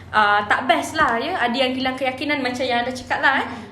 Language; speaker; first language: Malay; native; Malay